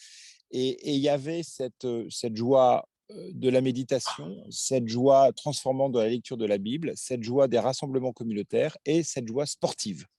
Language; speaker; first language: French; native; French